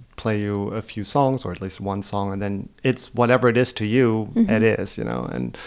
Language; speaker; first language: English; non-native, fluent; German